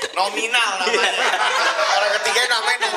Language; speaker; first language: Indonesian; native; Indonesian